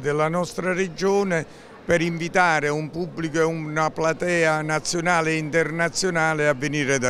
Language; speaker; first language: Italian; native; Italian